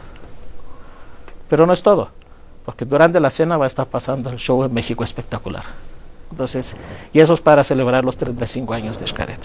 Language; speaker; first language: Spanish; non-native, fluent; Greek